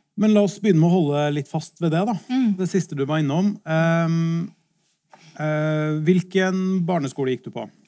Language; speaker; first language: Norwegian; native; Norwegian